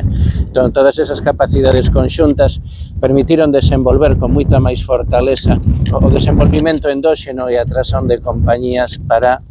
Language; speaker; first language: Galician; native; Galician